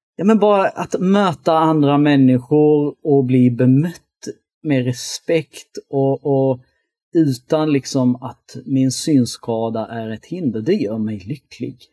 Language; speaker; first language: Swedish; early bilingual, other home language; Albanian